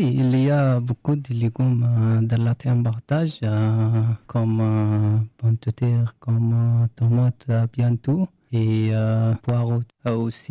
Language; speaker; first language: French; non-native, learner; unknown